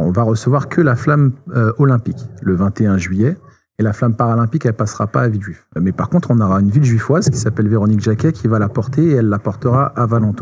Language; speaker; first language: French; native; French